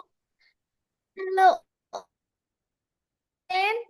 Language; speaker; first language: English; non-native, learner; Vietnamese